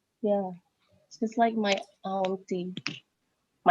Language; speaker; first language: English; non-native, learner; Indonesian